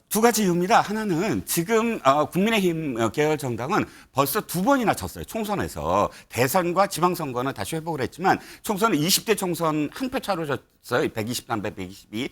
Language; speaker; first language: Korean; native; Korean